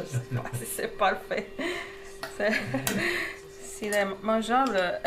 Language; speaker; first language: French; non-native, fluent; Romanian